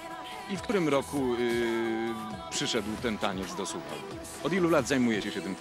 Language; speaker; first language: Polish; native; Polish